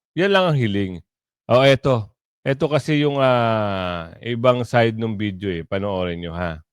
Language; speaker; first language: Filipino; non-native, local second language; Cebuano